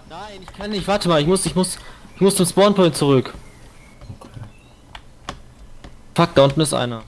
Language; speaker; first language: German; native; German